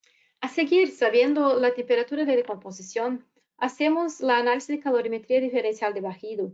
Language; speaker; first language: Spanish; non-native, fluent; Portuguese